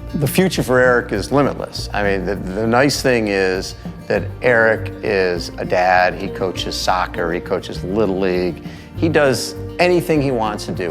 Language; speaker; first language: English; native; English